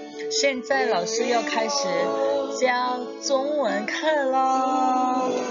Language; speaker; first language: Chinese; non-native, fluent; Indonesian